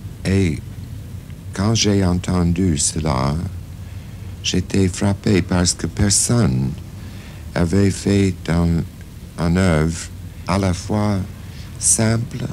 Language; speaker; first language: French; non-native, fluent; English